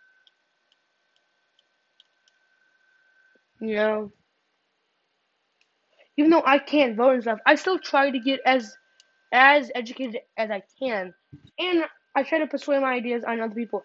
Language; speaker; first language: English; native; English